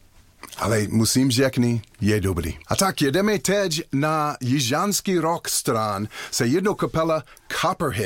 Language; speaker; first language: Czech; non-native, learner; English